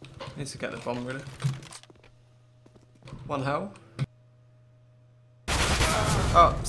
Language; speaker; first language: English; native; English